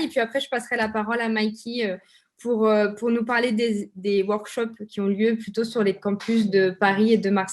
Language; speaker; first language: French; native; French